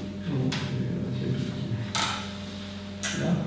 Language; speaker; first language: French; native; French